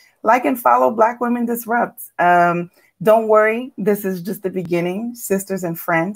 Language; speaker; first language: English; native; English